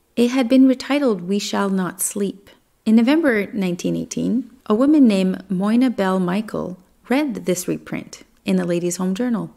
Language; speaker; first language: English; native; English